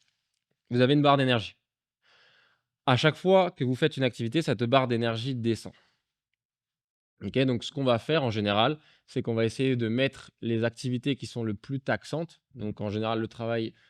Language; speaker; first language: French; native; French